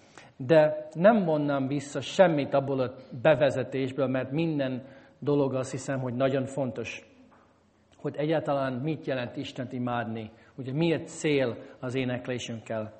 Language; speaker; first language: Hungarian; non-native, fluent; English